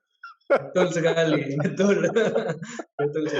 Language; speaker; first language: Indonesian; non-native, fluent; Spanish